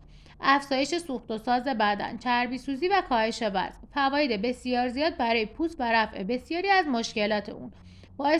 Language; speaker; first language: Persian; native; Persian